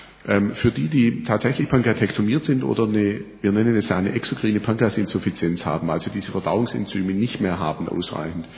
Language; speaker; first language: German; native; German